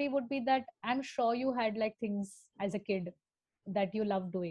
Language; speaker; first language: English; non-native, local second language; Tamil